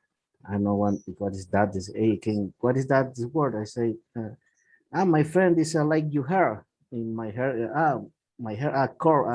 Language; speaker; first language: English; non-native, learner; Spanish